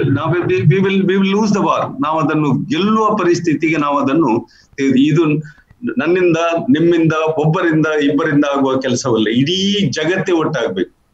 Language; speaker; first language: Kannada; non-native, local second language; Tulu